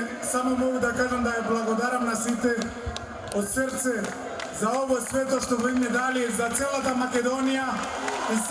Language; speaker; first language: Macedonian; non-native, learner; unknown